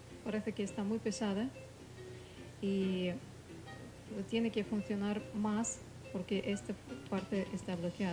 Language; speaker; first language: Spanish; non-native, fluent; Russian